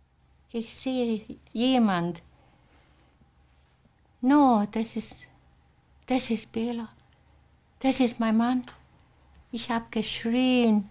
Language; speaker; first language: German; non-native, learner; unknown